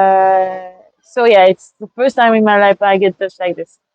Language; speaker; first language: English; non-native, fluent; French